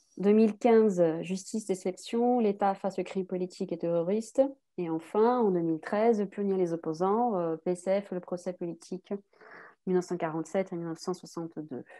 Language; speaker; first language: French; native; French